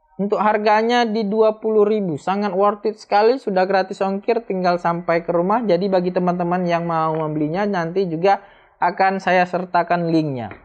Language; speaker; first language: Indonesian; native; Indonesian